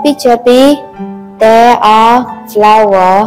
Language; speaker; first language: English; non-native, learner; Vietnamese